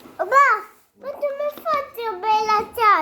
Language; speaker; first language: Italian; early bilingual, other home language; Albanian